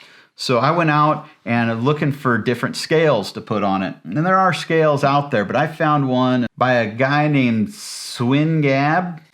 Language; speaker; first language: English; native; English